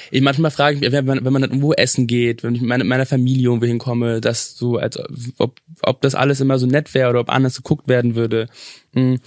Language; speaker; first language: German; early bilingual, other home language; English